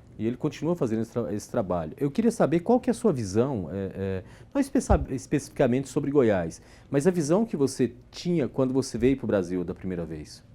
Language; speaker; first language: Portuguese; native; Portuguese